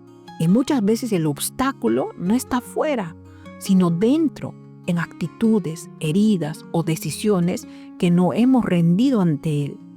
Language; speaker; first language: Spanish; native; Spanish